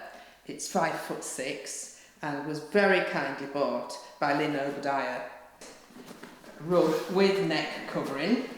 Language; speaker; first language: English; native; English